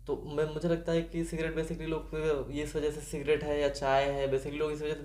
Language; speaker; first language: Hindi; native; Hindi